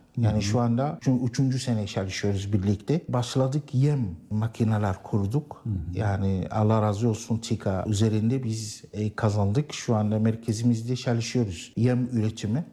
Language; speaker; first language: Turkish; non-native, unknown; Arabic